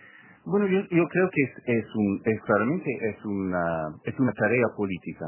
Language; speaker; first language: Spanish; non-native, fluent; English